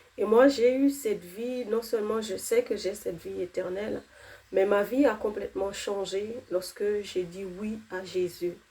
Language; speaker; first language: French; non-native, local second language; Haitian Creole